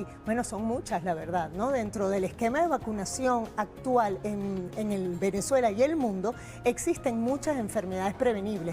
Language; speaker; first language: Spanish; native; Spanish